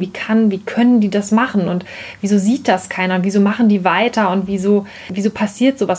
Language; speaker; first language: German; native; German